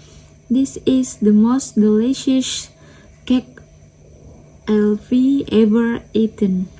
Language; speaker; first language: English; non-native, learner; Indonesian